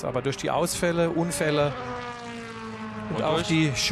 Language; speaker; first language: German; native; German